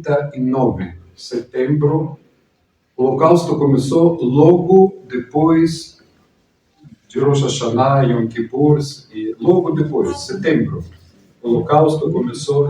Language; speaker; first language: Portuguese; non-native, fluent; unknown